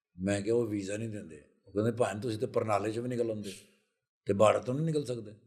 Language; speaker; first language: Urdu; non-native, local second language; Punjabi